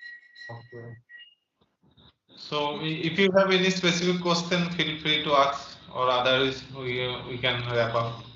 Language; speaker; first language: English; non-native, learner; Bangla